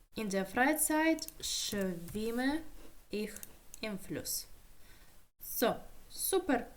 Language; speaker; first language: German; non-native, fluent; Ukrainian